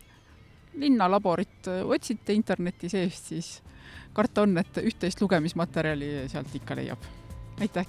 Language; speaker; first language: Estonian; native; Estonian